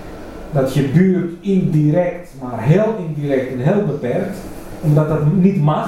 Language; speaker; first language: Dutch; non-native, fluent; Greek